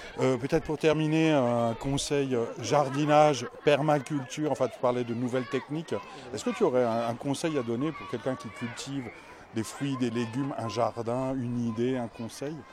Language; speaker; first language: French; native; French